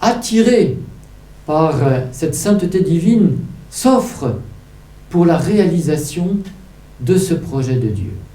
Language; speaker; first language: French; native; French